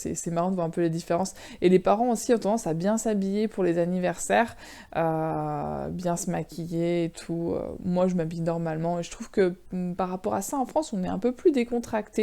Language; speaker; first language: French; native; French